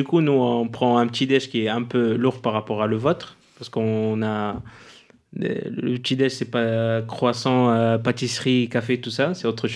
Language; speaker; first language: French; non-native, fluent; Arabic